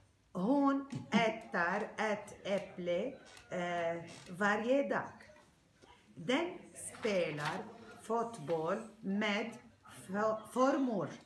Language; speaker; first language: Swedish; non-native, learner; Arabic